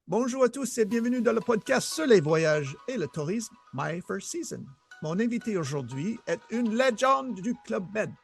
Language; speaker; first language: French; non-native, local second language; English